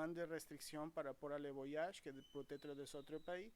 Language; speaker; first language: French; non-native, fluent; Spanish